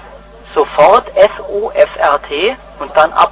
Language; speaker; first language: German; native; German